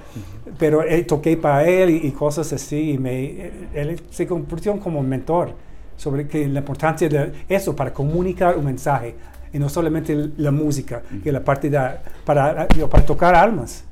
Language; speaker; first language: Spanish; non-native, learner; English